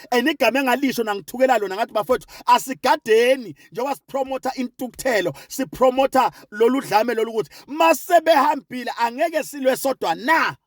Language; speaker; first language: Zulu; non-native, local second language; Swati